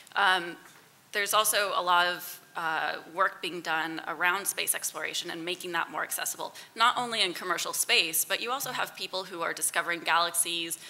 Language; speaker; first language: English; native; English